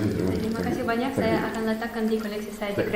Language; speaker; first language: Indonesian; non-native, fluent; Russian